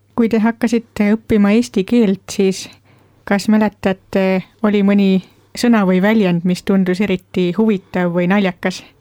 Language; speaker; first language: Estonian; native; Estonian